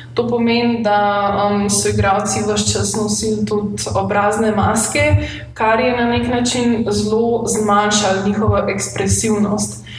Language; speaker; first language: Slovenian; native; Slovenian